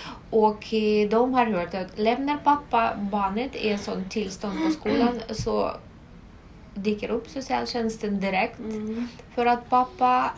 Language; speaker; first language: Swedish; non-native, fluent; Russian